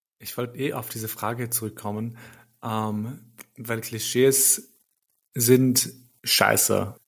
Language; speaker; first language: German; early bilingual, other home language; Albanian